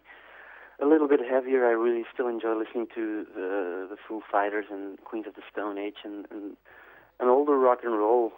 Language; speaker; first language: English; non-native, fluent; Dutch